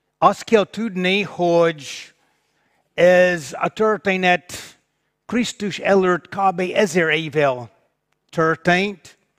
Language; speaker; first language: Hungarian; non-native, fluent; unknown